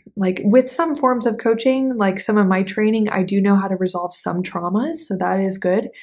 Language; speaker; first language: English; native; English